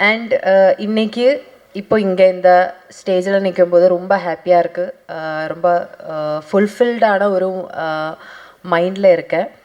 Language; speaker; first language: Tamil; non-native, fluent; Malayalam